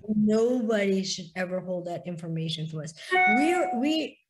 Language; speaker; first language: English; native; English